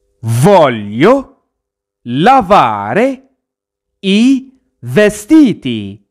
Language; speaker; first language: Italian; non-native, fluent; Arabic